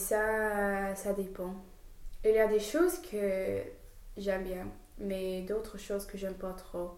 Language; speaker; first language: French; non-native, fluent; English